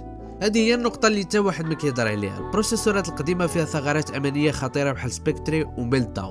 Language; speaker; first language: Arabic; native; Arabic